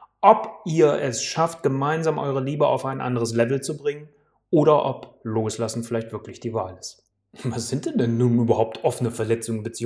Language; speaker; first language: German; native; German